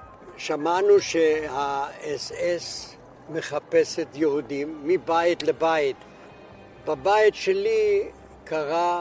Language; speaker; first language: Hebrew; non-native, fluent; German